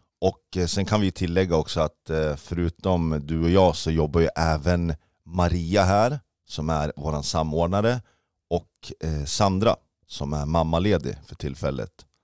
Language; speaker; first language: Swedish; native; Swedish